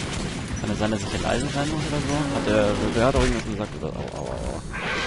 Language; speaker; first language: German; native; German